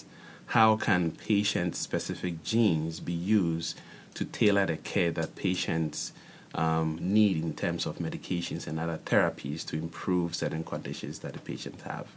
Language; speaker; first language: English; non-native, local second language; Akan